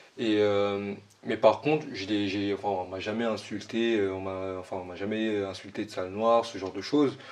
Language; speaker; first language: French; early bilingual, other home language; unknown